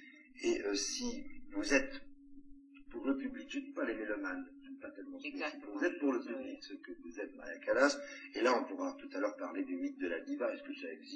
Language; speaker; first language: French; native; French